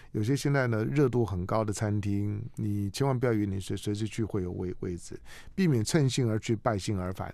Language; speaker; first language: Chinese; native; Chinese